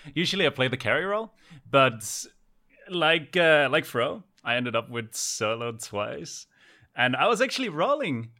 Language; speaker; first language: English; non-native, fluent; Danish